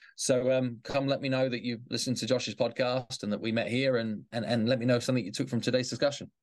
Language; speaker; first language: English; native; English